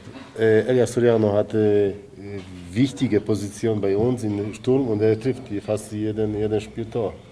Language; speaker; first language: German; non-native, learner; Polish